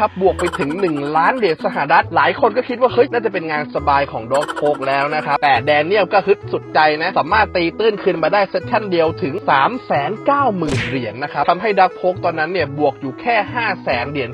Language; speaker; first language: Thai; native; Thai